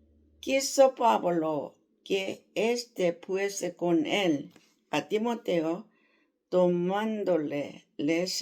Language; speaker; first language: Spanish; non-native, learner; Korean